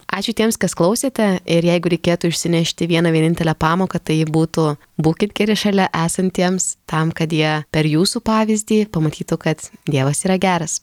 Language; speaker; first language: Lithuanian; native; Lithuanian